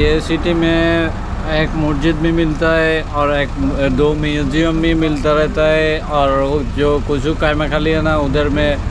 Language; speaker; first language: Hindi; non-native, learner; Bangla